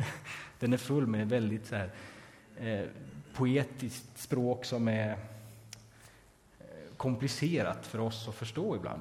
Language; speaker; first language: Swedish; native; Swedish